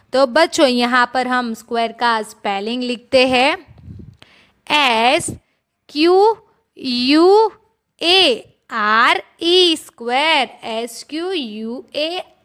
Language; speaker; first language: Hindi; non-native, local second language; Gujarati